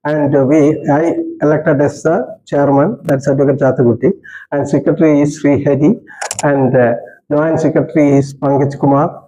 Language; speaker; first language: English; non-native, local second language; Malayalam